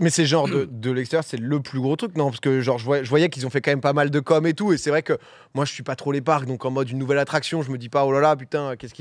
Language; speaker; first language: French; native; French